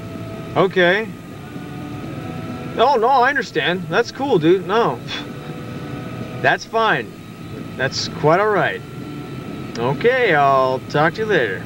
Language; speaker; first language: English; native; English